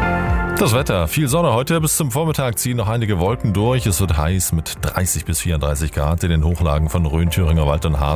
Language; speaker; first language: German; native; German